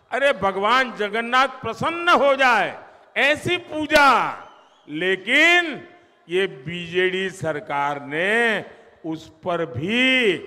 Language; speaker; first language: Hindi; non-native, local second language; Gujarati